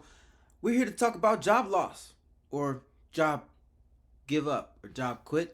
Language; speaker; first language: English; native; English